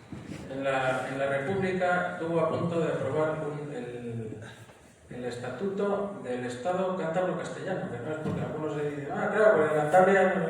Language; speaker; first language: Spanish; native; Spanish